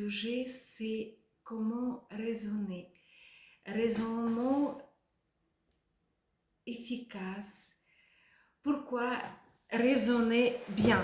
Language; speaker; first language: French; non-native, fluent; Russian